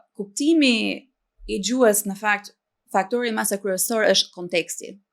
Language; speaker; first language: Albanian; non-native, fluent; English